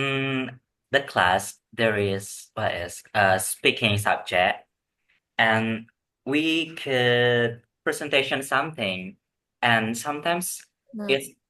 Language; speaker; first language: English; non-native, learner; Indonesian